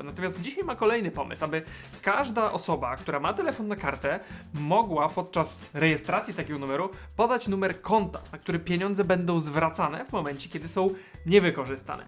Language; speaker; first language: Polish; native; Polish